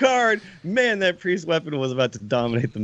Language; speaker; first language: English; native; English